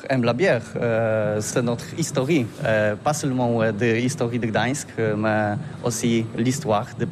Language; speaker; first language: French; non-native, learner; Polish